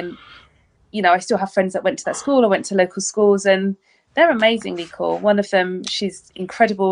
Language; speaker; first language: English; native; English